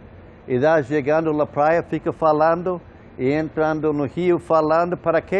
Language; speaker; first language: Portuguese; non-native, fluent; English